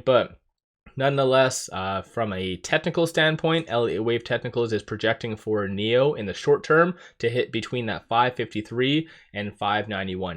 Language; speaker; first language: English; native; English